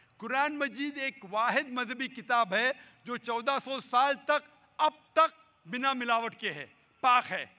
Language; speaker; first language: Hindi; non-native, local second language; Konkani